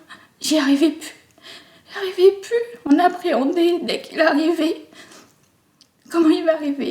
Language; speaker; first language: French; native; French